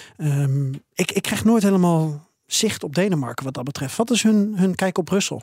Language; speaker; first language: Dutch; native; Dutch